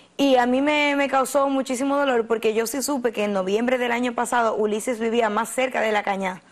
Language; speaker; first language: Spanish; native; Spanish